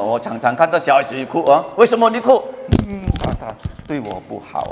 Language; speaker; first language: Chinese; early bilingual, heritage; Chinese